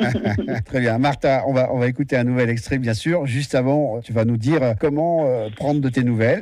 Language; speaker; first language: French; native; French